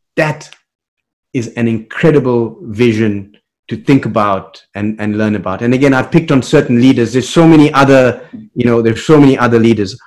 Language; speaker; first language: English; native; English